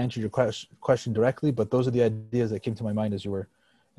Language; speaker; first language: English; native; English